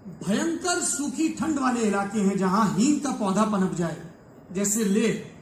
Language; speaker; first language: Hindi; native; Hindi